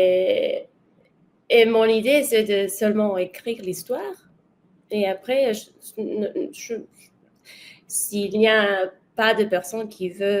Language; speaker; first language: French; non-native, learner; Spanish